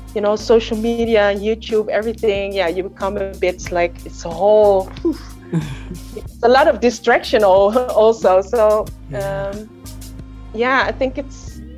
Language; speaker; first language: English; early bilingual, other home language; Indonesian